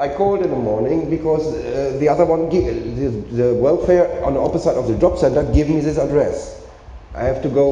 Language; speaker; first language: English; non-native, learner; German